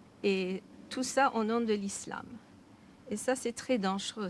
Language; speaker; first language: French; non-native, fluent; Persian